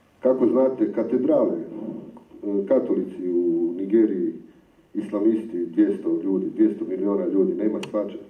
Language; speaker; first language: Croatian; native; Croatian